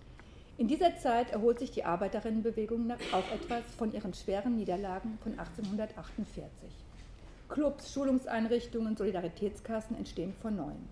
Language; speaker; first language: German; native; German